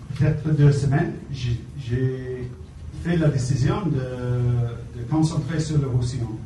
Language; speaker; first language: French; non-native, fluent; English